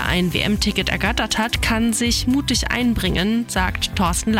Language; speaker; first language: German; native; German